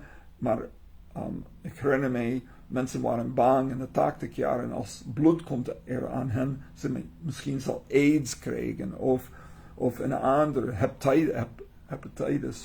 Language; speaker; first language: Dutch; non-native, learner; English